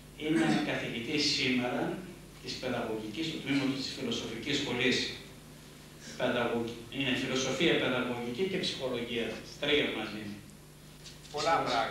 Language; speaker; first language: Greek; native; Greek